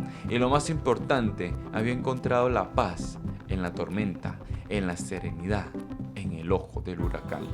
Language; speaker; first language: Spanish; native; Spanish